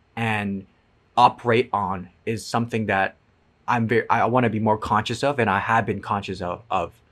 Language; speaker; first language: English; non-native, fluent; Cantonese